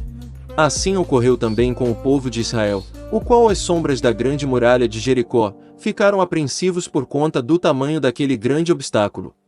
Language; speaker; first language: Portuguese; native; Portuguese